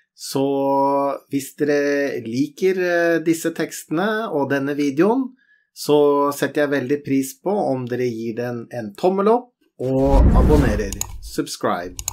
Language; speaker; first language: Norwegian; native; Norwegian